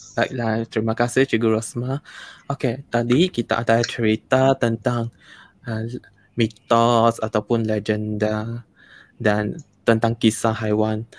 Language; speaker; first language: Malay; non-native, local second language; Chinese